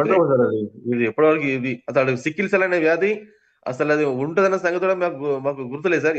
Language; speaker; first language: Telugu; native; Telugu